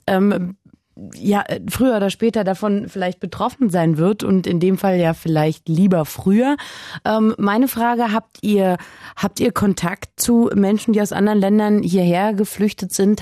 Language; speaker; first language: German; native; German